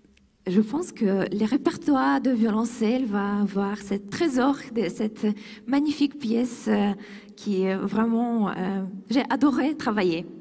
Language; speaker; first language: French; non-native, fluent; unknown